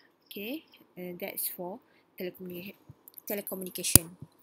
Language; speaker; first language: English; non-native, local second language; Malay